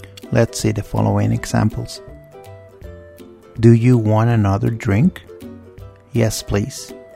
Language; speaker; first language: English; non-native, fluent; Spanish